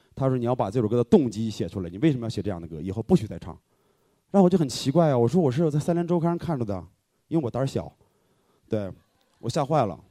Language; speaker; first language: Chinese; native; Chinese